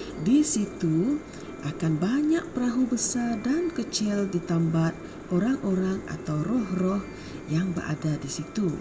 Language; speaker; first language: Malay; non-native, local second language; Iban